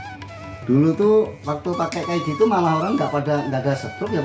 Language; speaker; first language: Indonesian; non-native, local second language; Javanese